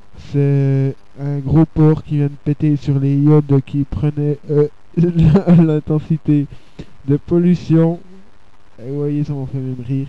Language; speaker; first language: French; native; French